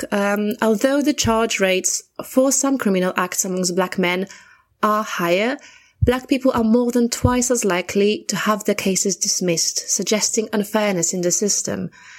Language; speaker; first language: English; non-native, fluent; Polish